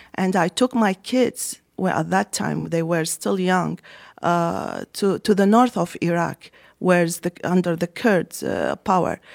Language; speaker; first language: English; non-native, fluent; Arabic